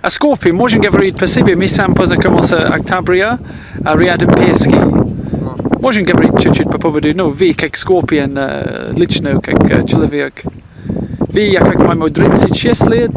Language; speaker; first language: Russian; non-native, learner; English